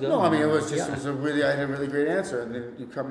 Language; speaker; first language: English; native; English